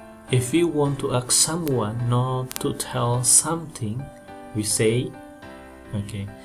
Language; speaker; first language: English; non-native, fluent; Indonesian